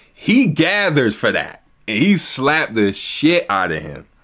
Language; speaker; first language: English; native; English